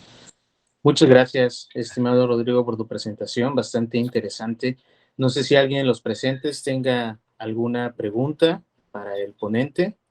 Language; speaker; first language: Spanish; native; Spanish